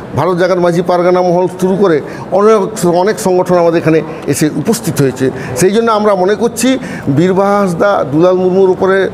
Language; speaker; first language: Bangla; non-native, local second language; Santali